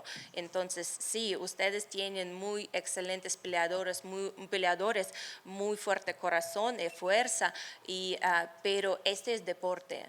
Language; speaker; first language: Spanish; non-native, fluent; Russian